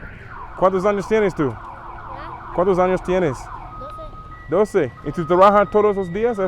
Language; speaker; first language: Spanish; non-native, learner; English